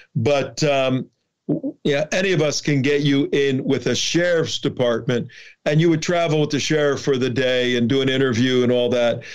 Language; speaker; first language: English; native; English